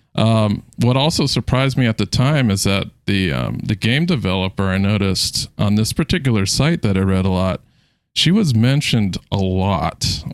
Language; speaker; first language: English; native; English